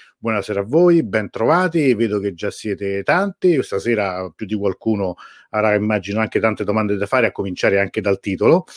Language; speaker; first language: Italian; native; Italian